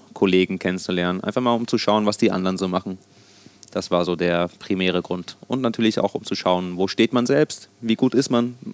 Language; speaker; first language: German; non-native, local second language; Sicilian